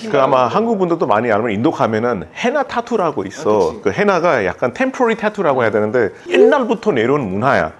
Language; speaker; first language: Korean; non-native, fluent; Hindi